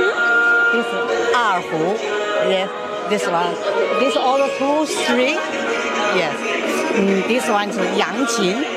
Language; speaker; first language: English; non-native, learner; Chinese